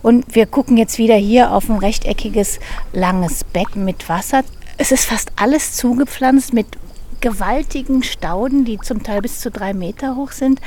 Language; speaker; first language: German; native; German